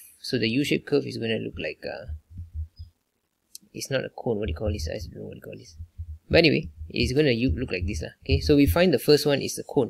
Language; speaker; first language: English; non-native, local second language; Malay